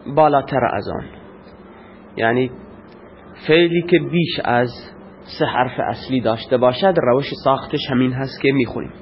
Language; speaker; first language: Persian; non-native, local second language; Baluchi